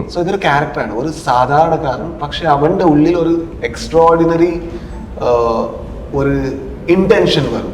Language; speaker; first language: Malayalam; non-native, learner; Kannada